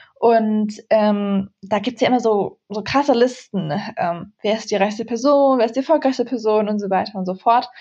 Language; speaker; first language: German; early bilingual, other home language; Central Kurdish